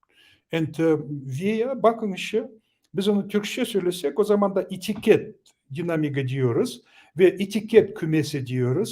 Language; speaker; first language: Turkish; non-native, learner; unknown